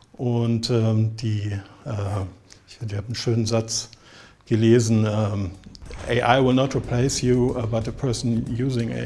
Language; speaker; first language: German; native; German